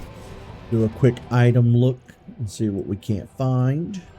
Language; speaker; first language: English; native; English